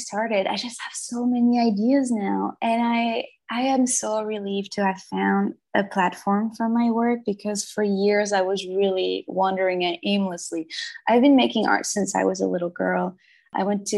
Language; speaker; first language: English; non-native, fluent; French